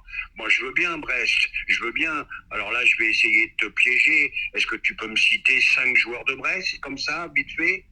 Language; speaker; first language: French; native; French